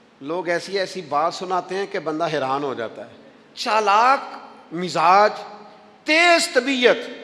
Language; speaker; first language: Urdu; non-native, local second language; Punjabi